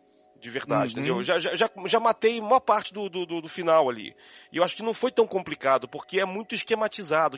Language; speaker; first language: Portuguese; native; Portuguese